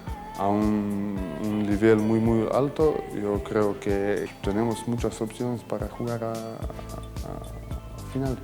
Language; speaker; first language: Spanish; non-native, fluent; Croatian